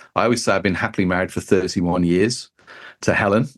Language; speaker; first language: English; native; English